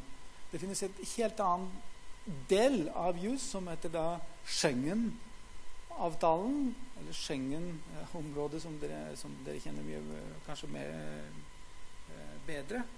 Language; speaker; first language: Norwegian; non-native, fluent; Greek